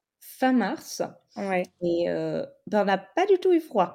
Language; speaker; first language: French; native; French